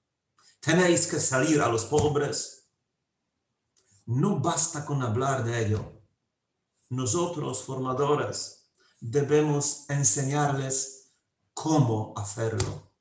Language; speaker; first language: Spanish; non-native, fluent; Polish